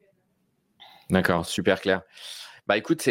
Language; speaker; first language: French; native; French